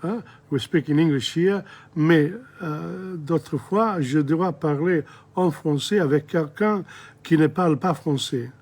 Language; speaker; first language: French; non-native, fluent; English